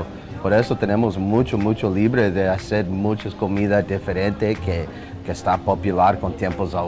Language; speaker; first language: Spanish; non-native, learner; English